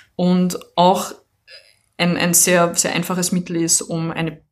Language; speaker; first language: German; native; German